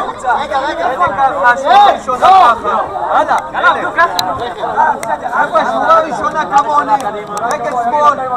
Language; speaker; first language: Hebrew; native; Hebrew